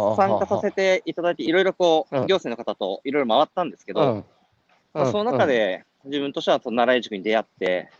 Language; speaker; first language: Japanese; native; Japanese